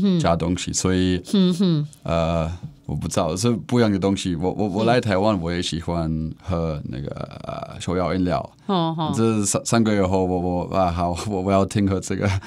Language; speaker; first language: Chinese; non-native, learner; Czech